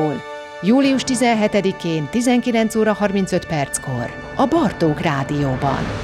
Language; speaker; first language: Hungarian; native; Hungarian